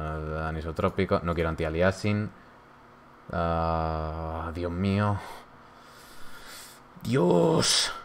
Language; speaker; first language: Spanish; native; Spanish